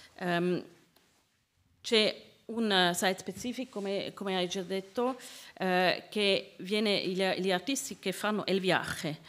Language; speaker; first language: Italian; non-native, learner; Swiss German